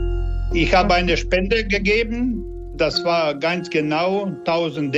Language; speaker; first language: German; non-native, learner; Croatian